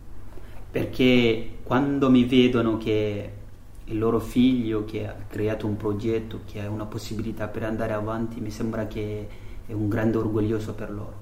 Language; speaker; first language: Italian; non-native, fluent; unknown